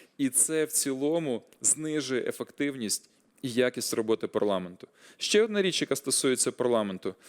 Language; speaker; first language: Ukrainian; native; Ukrainian